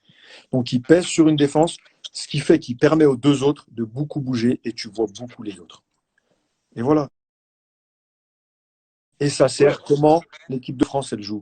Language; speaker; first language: French; native; French